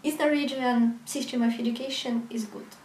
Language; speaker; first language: English; non-native, learner; Russian